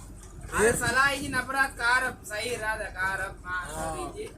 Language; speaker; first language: Arabic; non-native, learner; Sinhala